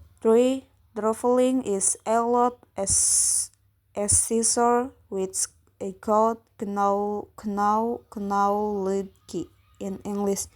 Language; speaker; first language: English; non-native, learner; Indonesian